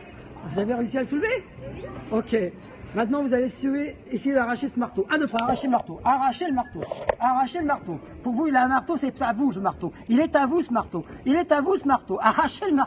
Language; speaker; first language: French; native; French